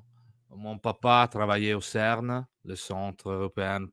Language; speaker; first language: French; non-native, learner; Italian